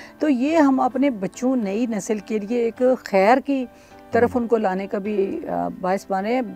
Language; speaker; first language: Urdu; non-native, local second language; Punjabi